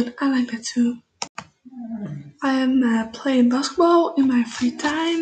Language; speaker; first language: English; non-native, learner; Dutch